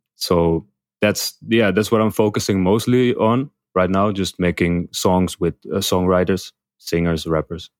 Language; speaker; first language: English; non-native, fluent; Dutch